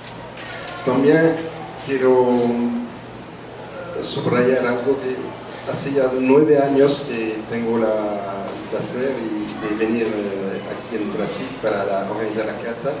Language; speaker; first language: Spanish; non-native, fluent; French